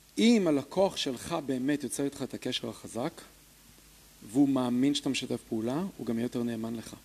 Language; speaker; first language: Hebrew; early bilingual, other home language; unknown